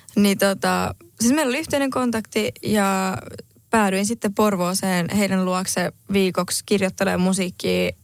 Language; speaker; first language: Finnish; early bilingual, heritage; Spanish